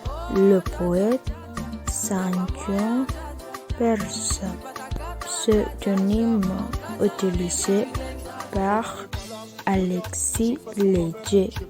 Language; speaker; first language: French; non-native, learner; Spanish